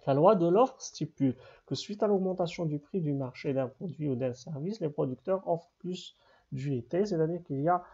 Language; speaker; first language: French; non-native, local second language; Arabic